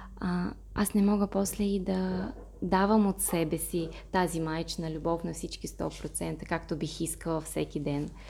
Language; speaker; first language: Bulgarian; non-native, fluent; Russian